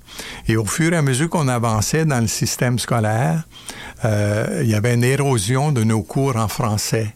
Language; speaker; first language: French; native; French